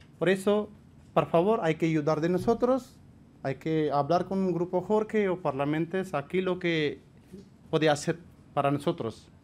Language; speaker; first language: Spanish; non-native, learner; Punjabi